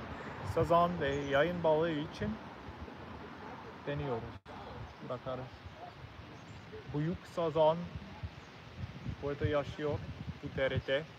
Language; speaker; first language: Turkish; non-native, learner; English